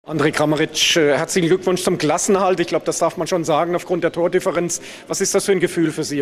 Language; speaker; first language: German; native; German